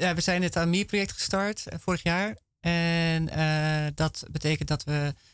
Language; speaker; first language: Dutch; native; Dutch